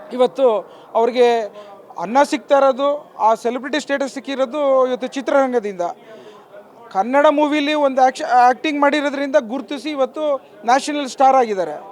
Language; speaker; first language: Kannada; native; Kannada